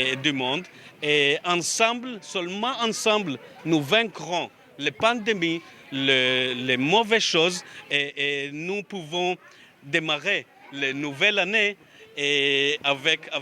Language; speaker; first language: French; non-native, learner; Hebrew